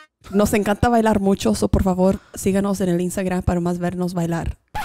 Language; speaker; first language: Spanish; early bilingual, heritage; Spanish